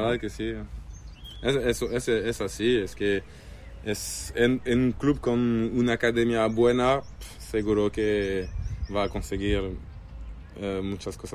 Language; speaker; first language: Spanish; non-native, learner; French